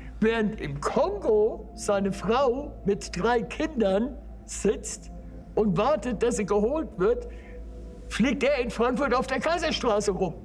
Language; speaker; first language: German; native; German